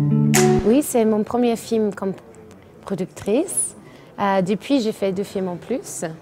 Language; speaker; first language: French; non-native, learner; English